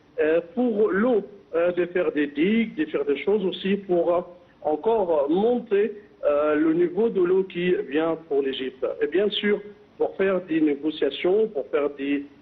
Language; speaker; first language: French; non-native, fluent; Arabic